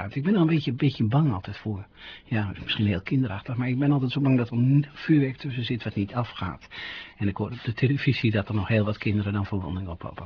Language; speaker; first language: Dutch; native; Dutch